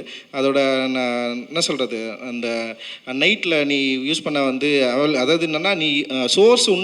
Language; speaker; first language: Tamil; native; Tamil